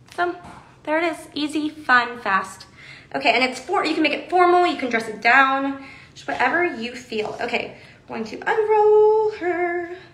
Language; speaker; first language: English; native; English